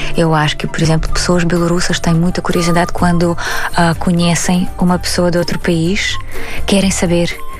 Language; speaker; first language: Portuguese; non-native, fluent; Belarusian